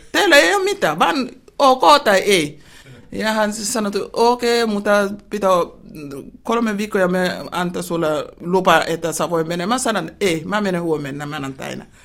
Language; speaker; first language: Finnish; non-native, learner; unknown